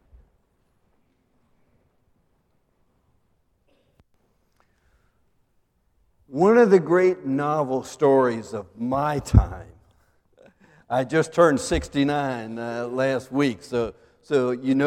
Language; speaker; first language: English; native; English